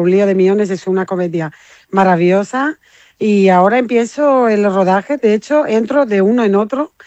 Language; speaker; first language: Spanish; non-native, fluent; Italian